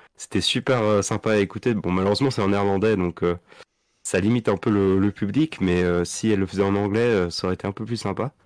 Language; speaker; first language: French; native; French